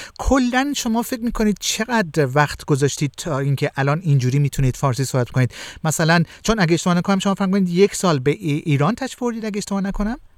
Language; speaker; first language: Persian; native; Persian